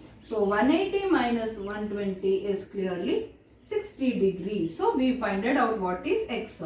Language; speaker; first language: English; non-native, local second language; Kannada